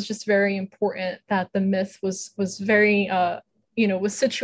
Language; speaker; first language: English; native; English